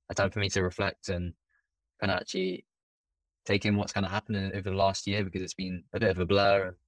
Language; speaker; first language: English; native; English